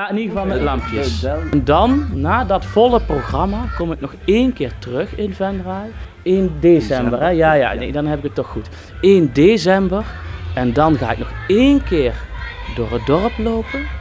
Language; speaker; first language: Dutch; native; Dutch